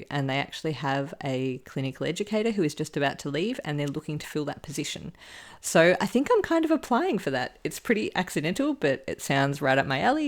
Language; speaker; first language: English; native; English